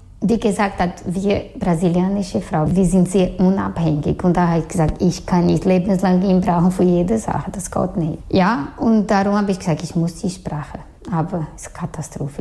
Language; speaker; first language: German; non-native, fluent; Portuguese